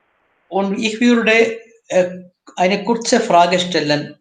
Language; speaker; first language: German; non-native, fluent; Malayalam